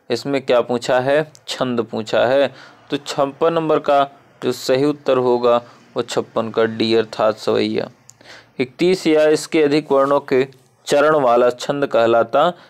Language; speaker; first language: Hindi; native; Hindi